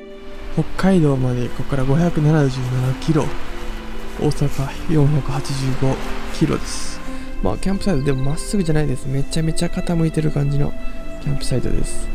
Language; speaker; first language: Japanese; native; Japanese